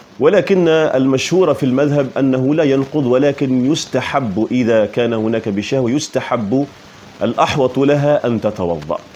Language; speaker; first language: Arabic; native; Arabic